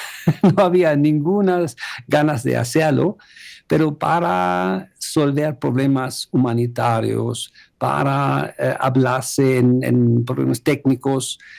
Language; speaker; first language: Spanish; non-native, fluent; German